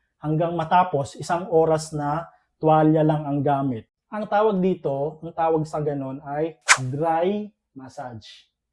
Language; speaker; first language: Filipino; non-native, local second language; Iloko